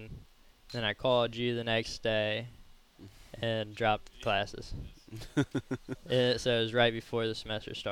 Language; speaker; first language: English; native; English